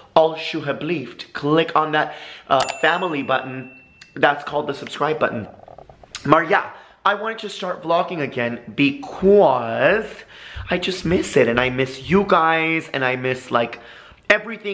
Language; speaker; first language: English; native; English